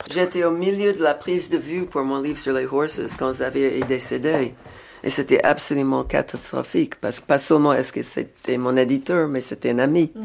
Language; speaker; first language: French; non-native, fluent; English